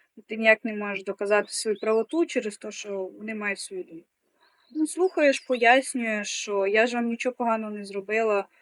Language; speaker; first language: Ukrainian; native; Ukrainian